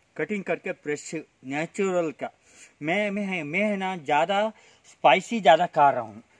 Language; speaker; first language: Hindi; non-native, local second language; Kannada